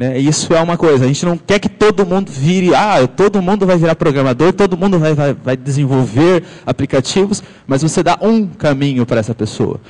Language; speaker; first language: Portuguese; native; Portuguese